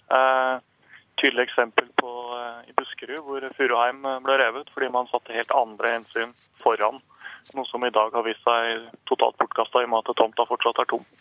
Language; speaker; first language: Norwegian; native; Norwegian